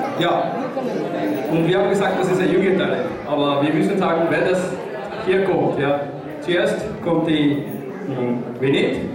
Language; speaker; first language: German; non-native, learner; Tamil